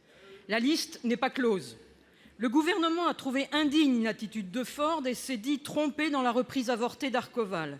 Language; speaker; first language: French; native; French